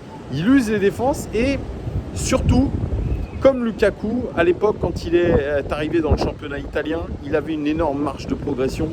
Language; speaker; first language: French; native; French